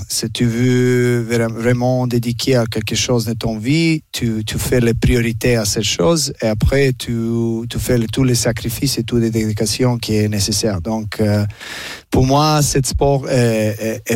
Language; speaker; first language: French; non-native, learner; Serbian